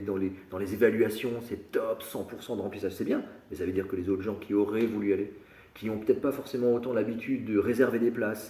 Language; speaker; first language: French; native; French